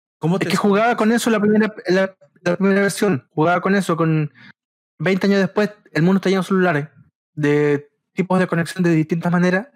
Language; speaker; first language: Spanish; native; Spanish